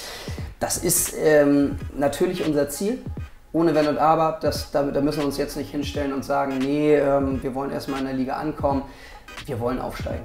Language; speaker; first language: German; native; German